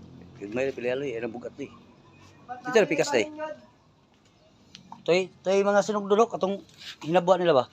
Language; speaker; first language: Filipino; non-native, local second language; Cebuano